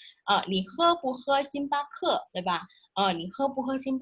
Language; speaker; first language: Chinese; non-native, fluent; Indonesian